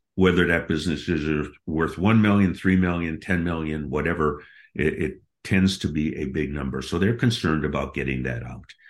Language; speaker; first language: English; native; English